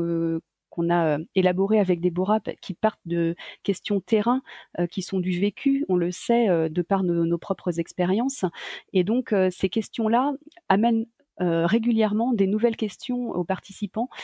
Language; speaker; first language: French; native; French